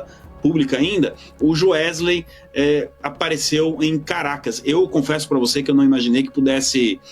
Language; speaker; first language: Portuguese; native; Portuguese